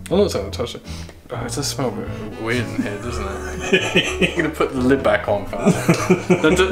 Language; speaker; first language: English; native; English